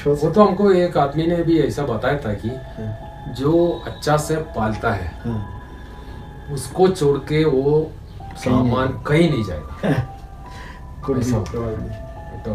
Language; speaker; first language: Hindi; non-native, local second language; Malayalam